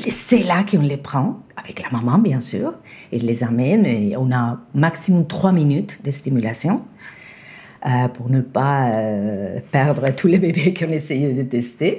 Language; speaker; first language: French; non-native, fluent; Spanish